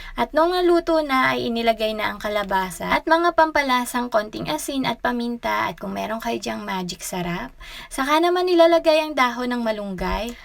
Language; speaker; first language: Filipino; native; Filipino